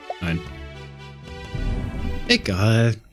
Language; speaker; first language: German; native; German